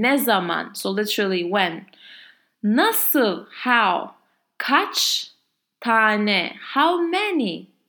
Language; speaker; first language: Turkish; non-native, learner; English